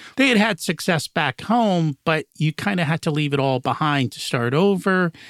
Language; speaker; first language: English; native; English